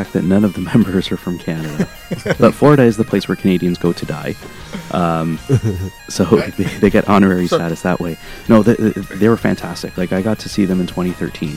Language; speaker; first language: English; native; English